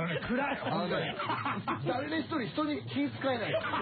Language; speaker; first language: Japanese; native; Japanese